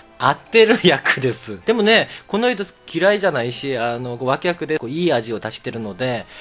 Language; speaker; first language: Japanese; non-native, fluent; Korean